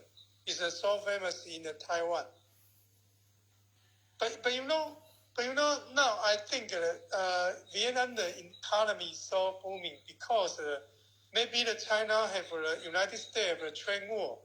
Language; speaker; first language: English; non-native, learner; Chinese